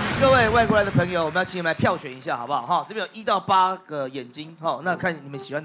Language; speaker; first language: Chinese; native; Chinese